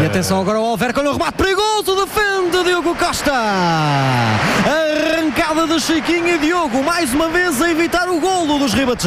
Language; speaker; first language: Portuguese; native; Portuguese